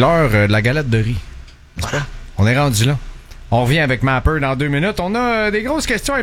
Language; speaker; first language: French; native; French